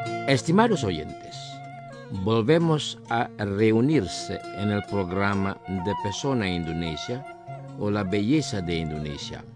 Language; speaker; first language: Spanish; non-native, fluent; Indonesian